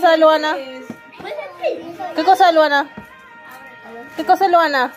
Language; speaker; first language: Spanish; native; Spanish